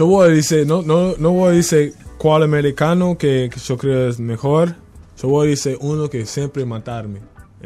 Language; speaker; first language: Spanish; non-native, learner; English